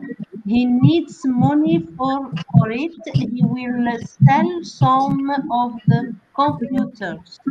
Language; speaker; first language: English; non-native, learner; Arabic